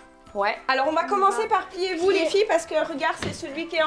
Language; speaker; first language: French; native; French